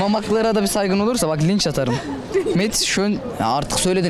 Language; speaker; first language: Turkish; native; Turkish